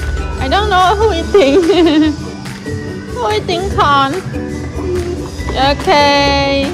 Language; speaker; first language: English; non-native, learner; Khmer